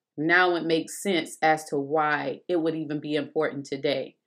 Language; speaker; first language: English; native; English